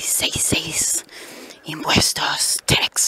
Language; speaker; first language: Spanish; non-native, fluent; German